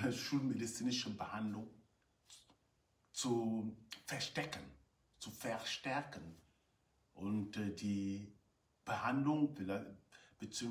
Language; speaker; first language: German; non-native, fluent; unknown